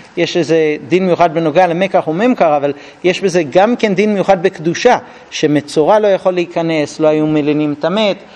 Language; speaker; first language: Hebrew; native; Hebrew